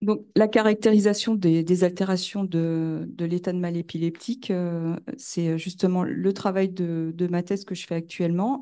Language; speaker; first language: French; native; French